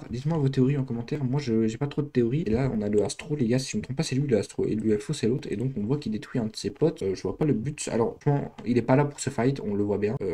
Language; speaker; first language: French; native; French